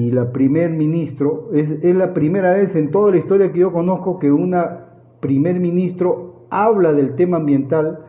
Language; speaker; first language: Spanish; native; Spanish